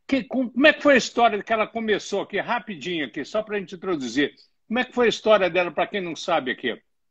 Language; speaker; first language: Portuguese; native; Portuguese